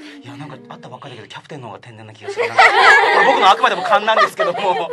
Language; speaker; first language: Japanese; native; Japanese